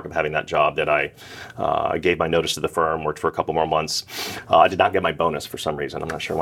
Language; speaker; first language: English; native; English